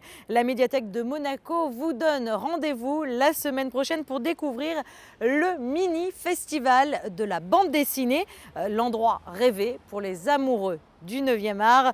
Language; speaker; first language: French; native; French